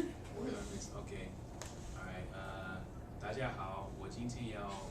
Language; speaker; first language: Chinese; non-native, fluent; English